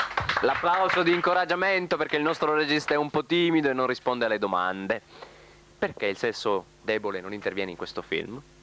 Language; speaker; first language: Italian; native; Italian